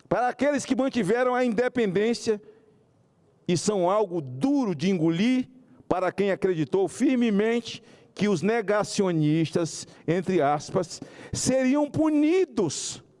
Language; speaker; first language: Portuguese; native; Portuguese